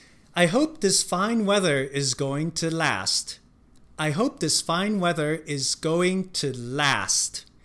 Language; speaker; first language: English; non-native, fluent; Chinese